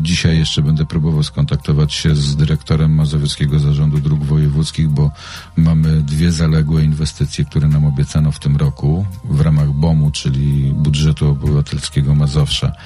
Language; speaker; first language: Polish; native; Polish